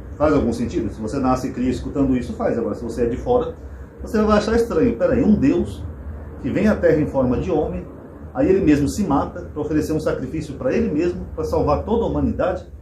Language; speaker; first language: Portuguese; native; Portuguese